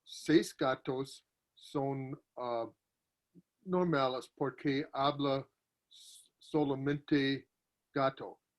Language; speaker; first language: Spanish; non-native, learner; English